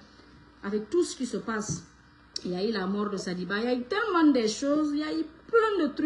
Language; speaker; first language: French; non-native, local second language; Fula